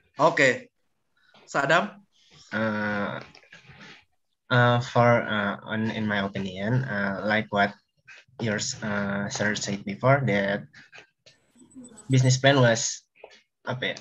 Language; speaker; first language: English; non-native, learner; Indonesian